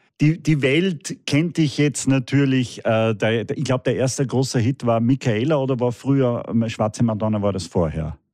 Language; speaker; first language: German; native; German